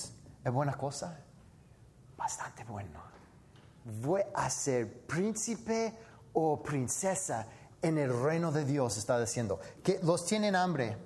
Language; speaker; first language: Spanish; non-native, fluent; English